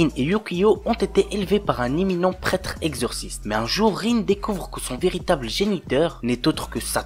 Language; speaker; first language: French; native; French